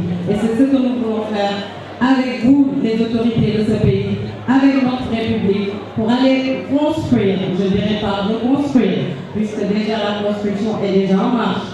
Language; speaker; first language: French; non-native, local second language; Jola-Fonyi